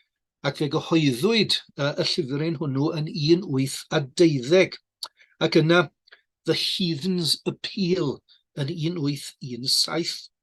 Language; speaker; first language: Welsh; native; Welsh